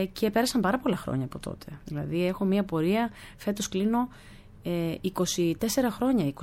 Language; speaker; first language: Greek; early bilingual, other home language; German